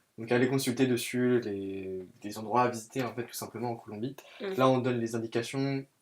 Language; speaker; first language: French; native; French